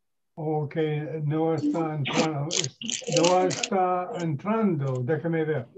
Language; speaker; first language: Spanish; non-native, learner; English